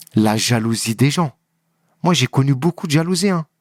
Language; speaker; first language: French; native; French